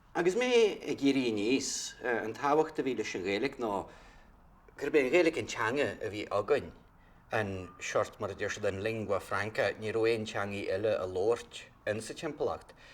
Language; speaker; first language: Irish; native; Irish